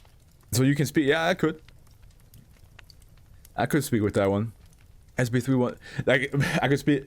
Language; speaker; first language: English; non-native, fluent; German